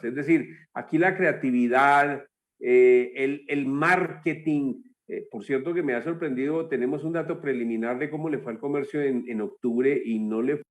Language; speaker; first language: Spanish; native; Spanish